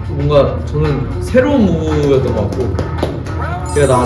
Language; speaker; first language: Korean; native; Korean